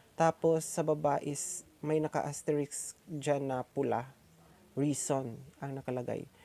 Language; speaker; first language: Filipino; non-native, local second language; Cebuano